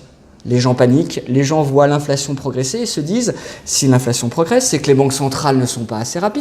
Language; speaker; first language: French; native; French